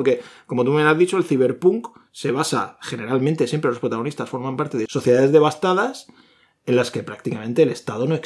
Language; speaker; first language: Spanish; native; Spanish